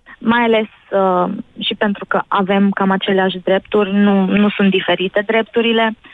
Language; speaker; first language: Romanian; early bilingual, other home language; Arabic